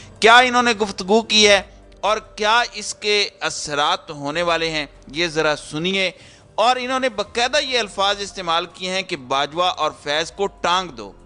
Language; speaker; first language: Urdu; native; Urdu